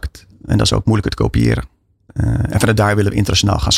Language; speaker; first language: Dutch; native; Dutch